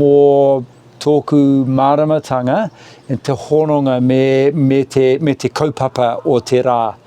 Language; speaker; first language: Māori; non-native, local second language; English